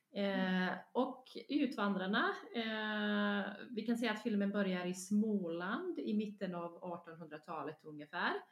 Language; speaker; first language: Swedish; non-native, fluent; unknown